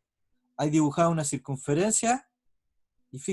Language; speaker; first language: Spanish; native; Spanish